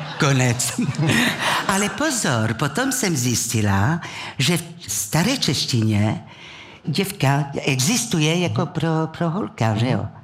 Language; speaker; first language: Czech; non-native, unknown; French